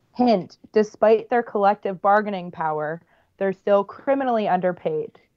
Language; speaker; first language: English; native; English